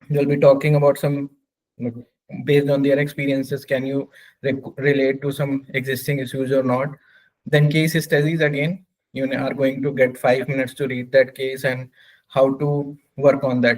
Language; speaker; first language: English; non-native, local second language; Hindi